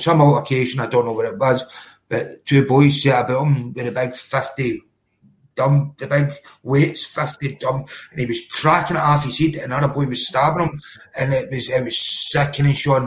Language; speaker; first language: English; native; English